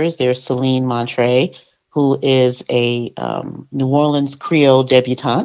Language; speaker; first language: English; native; English